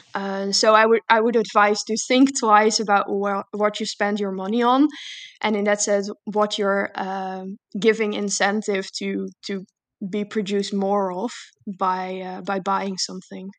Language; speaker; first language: English; non-native, fluent; Dutch